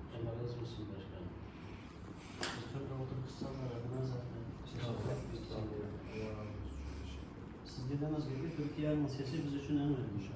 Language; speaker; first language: Turkish; non-native, learner; Uyghur